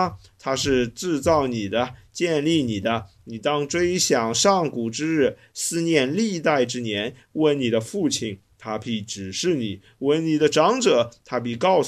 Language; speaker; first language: Chinese; native; Chinese